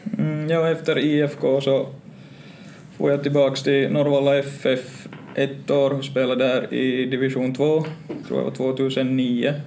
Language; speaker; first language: Swedish; native; Swedish